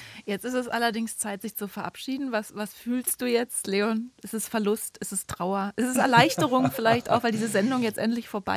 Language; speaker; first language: German; native; German